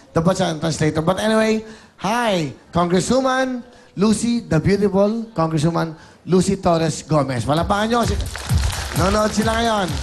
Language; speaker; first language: Filipino; native; Filipino